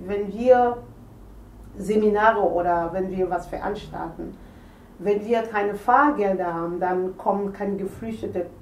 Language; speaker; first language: German; non-native, fluent; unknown